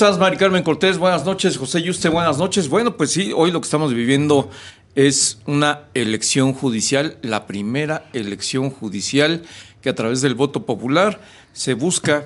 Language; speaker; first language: Spanish; native; Spanish